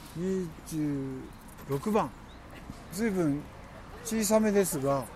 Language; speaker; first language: Japanese; non-native, fluent; Vietnamese